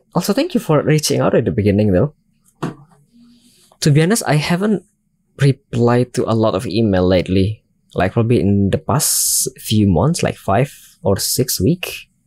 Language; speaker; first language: English; non-native, fluent; Indonesian